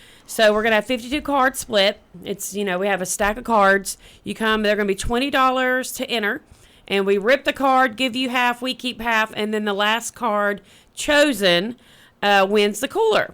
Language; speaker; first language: English; native; English